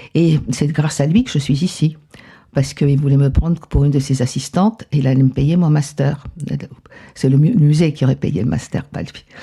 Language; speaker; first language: French; non-native, fluent; Spanish